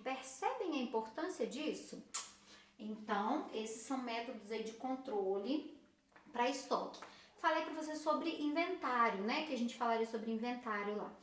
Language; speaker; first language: Portuguese; native; Portuguese